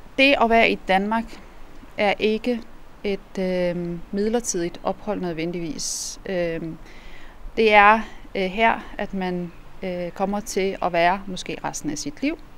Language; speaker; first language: Danish; non-native, fluent; Arabic